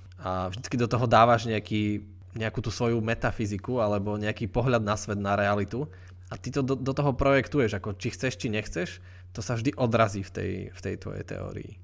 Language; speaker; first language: Slovak; native; Slovak